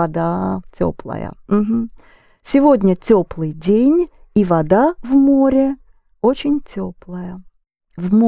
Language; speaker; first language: Russian; non-native, fluent; English